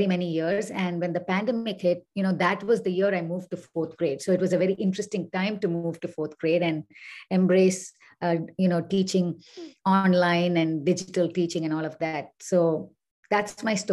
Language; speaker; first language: English; non-native, local second language; Tamil